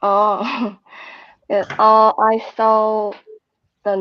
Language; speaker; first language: English; non-native, learner; Korean